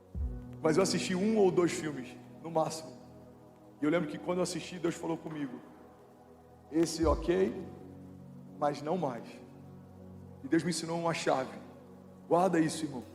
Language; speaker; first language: Portuguese; native; Portuguese